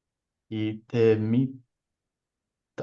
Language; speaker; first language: Japanese; non-native, learner; English